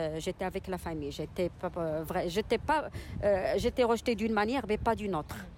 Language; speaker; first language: French; non-native, local second language; Arabic